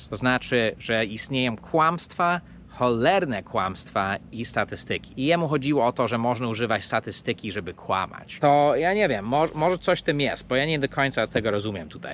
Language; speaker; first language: Polish; non-native, fluent; English